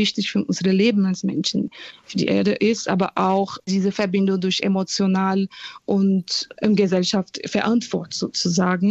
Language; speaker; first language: German; non-native, fluent; Portuguese